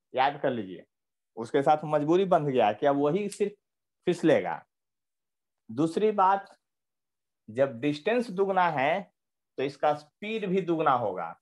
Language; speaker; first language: Hindi; native; Hindi